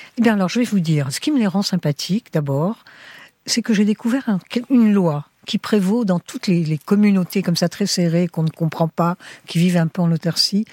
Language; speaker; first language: French; early bilingual, heritage; French